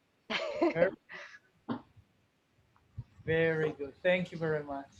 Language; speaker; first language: English; non-native, learner; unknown